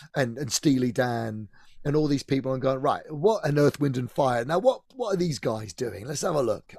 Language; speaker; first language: English; native; English